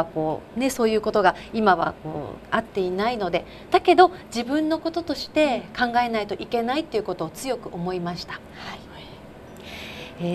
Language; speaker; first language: Japanese; native; Japanese